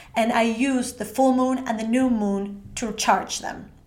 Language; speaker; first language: English; non-native, fluent; Spanish